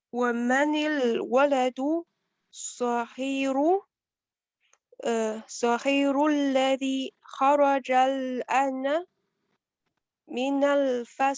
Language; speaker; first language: Arabic; non-native, learner; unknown